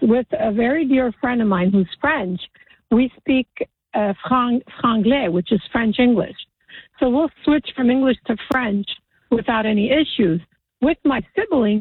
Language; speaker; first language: English; non-native, fluent; Sicilian